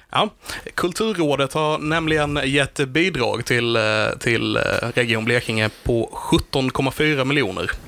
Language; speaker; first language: Swedish; native; Swedish